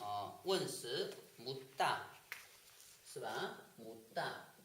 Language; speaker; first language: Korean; non-native, fluent; Chinese